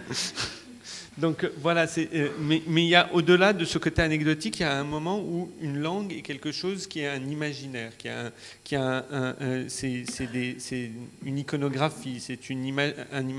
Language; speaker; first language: French; non-native, local second language; Arabic